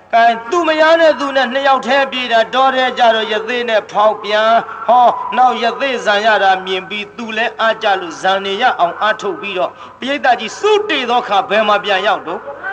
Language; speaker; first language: Burmese; native; Burmese